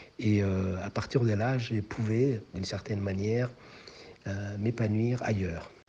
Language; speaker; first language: French; non-native, local second language; Somali